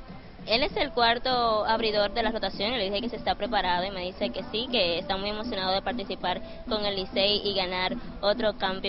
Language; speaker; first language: Spanish; native; Spanish